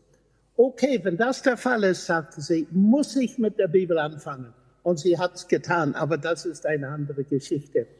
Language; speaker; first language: German; non-native, fluent; English